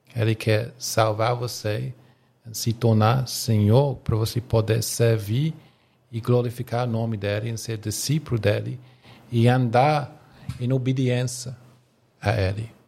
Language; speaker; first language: Portuguese; non-native, fluent; English